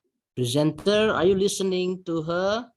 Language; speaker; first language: English; non-native, fluent; Indonesian